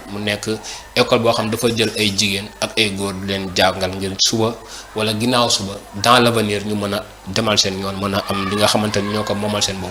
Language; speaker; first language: Wolof; native; Wolof